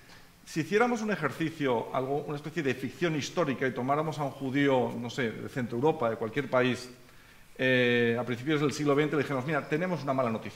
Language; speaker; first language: Spanish; native; Spanish